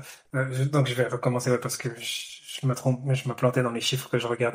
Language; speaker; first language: French; native; French